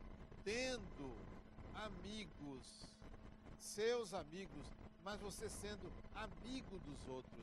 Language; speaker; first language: Portuguese; native; Portuguese